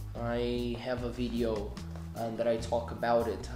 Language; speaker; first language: English; non-native, fluent; Portuguese